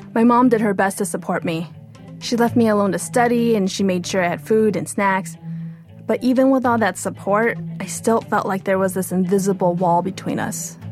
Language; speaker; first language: English; early bilingual, other home language; Chinese